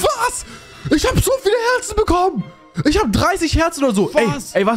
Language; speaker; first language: German; native; German